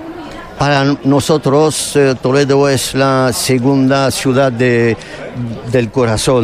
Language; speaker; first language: Spanish; non-native, learner; French